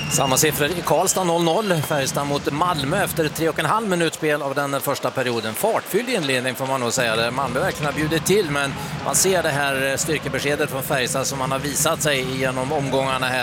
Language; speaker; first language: Swedish; native; Swedish